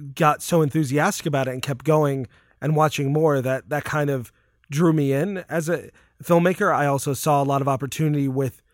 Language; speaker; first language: English; native; English